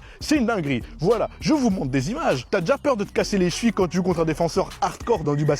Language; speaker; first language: French; native; French